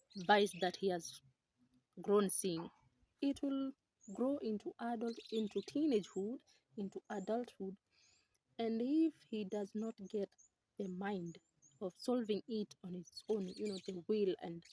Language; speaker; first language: English; non-native, local second language; Swahili